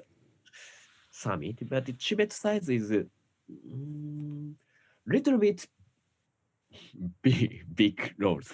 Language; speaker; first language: English; non-native, learner; Japanese